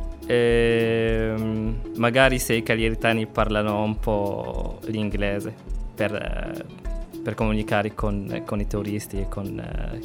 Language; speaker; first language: Italian; non-native, fluent; Arabic